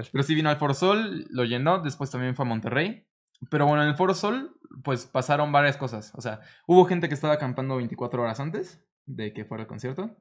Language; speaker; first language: Spanish; native; Spanish